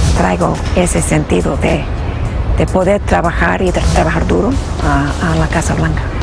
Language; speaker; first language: Spanish; early bilingual, heritage; Spanish